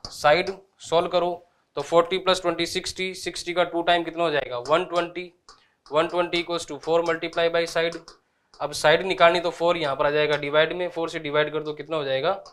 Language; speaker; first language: Hindi; native; Hindi